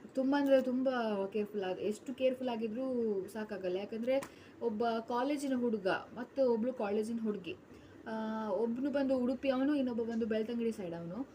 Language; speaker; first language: Kannada; non-native, local second language; Tulu